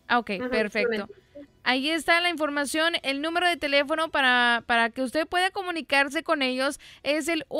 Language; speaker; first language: Spanish; native; Spanish